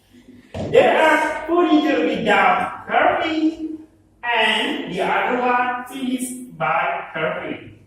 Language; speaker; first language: English; non-native, learner; Indonesian